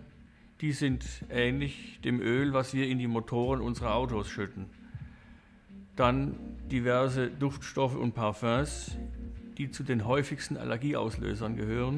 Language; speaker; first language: German; native; German